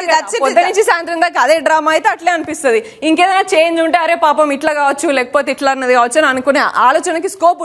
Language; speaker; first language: Telugu; native; Telugu